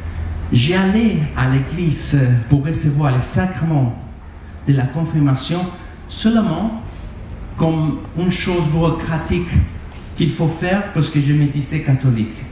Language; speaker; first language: French; non-native, fluent; Spanish